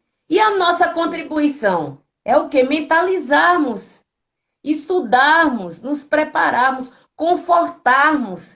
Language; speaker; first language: Portuguese; native; Portuguese